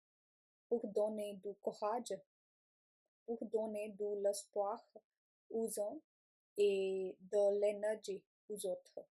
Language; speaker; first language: French; non-native, learner; Punjabi